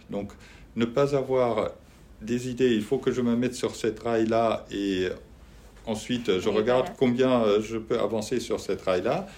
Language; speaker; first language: French; non-native, fluent; German